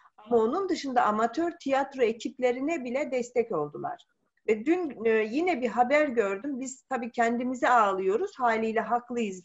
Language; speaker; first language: Turkish; native; Turkish